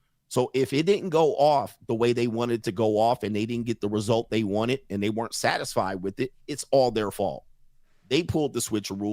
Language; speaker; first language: English; native; English